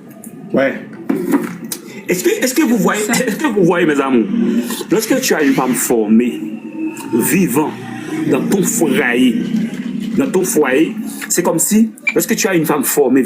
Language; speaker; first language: French; non-native, local second language; Haitian Creole